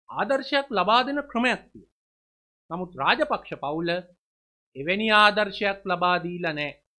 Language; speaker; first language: Sinhala; native; Sinhala